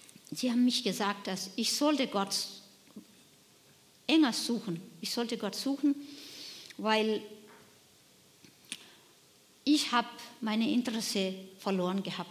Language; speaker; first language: German; non-native, learner; Nepali